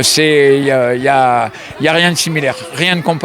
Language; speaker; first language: French; native; French